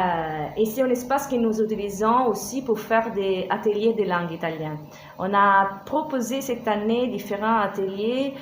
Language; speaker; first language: French; non-native, fluent; Italian